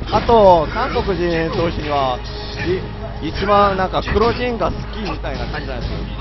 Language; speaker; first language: Japanese; non-native, fluent; Korean